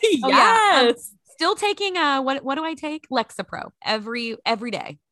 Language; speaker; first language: English; native; English